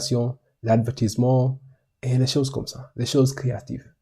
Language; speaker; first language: French; non-native, learner; English